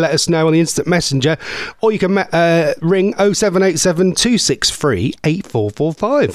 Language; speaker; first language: English; native; English